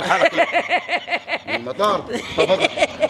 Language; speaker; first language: Arabic; native; Arabic